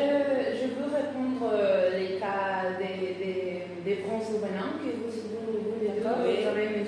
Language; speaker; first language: French; non-native, fluent; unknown